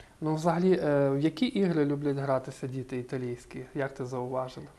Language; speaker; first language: Ukrainian; native; Ukrainian